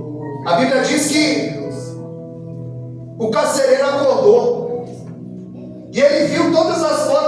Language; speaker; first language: Portuguese; native; Portuguese